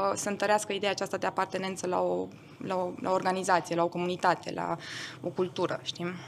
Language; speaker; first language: Romanian; non-native, local second language; German